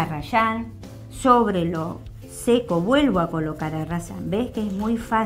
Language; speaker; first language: Spanish; native; Spanish